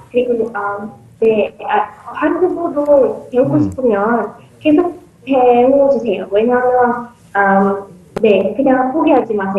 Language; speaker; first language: Korean; non-native, fluent; Malay